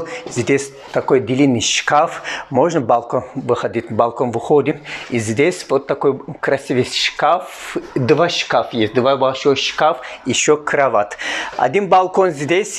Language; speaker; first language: Russian; non-native, fluent; Turkish